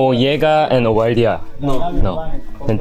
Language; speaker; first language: Spanish; non-native, learner; Korean